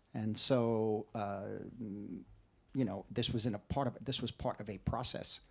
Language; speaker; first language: English; native; English